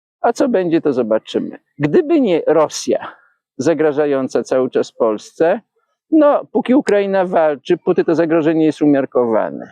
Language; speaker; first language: Polish; native; Polish